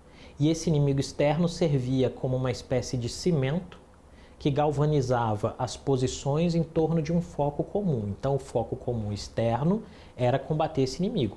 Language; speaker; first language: Portuguese; native; Portuguese